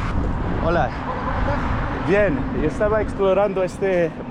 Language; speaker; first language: Spanish; non-native, learner; English